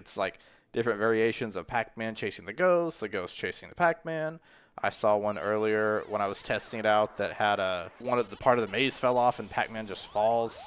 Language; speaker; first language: English; native; English